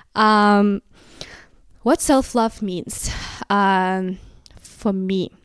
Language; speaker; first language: English; non-native, fluent; Kazakh